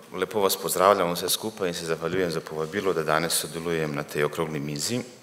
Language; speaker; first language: Slovenian; early bilingual, other home language; Bosnian